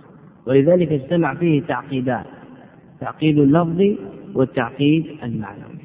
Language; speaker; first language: Arabic; native; Arabic